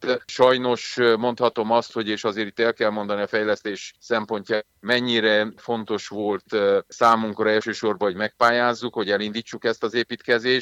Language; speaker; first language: Hungarian; native; Hungarian